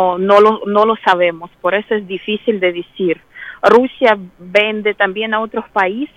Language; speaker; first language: Spanish; non-native, fluent; Russian